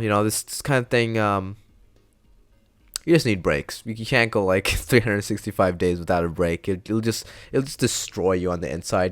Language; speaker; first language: English; native; English